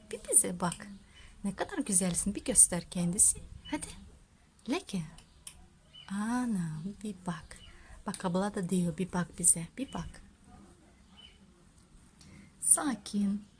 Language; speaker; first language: Turkish; non-native, learner; Russian